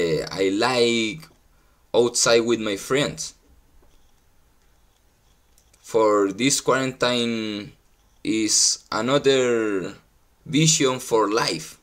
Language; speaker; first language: English; non-native, learner; Spanish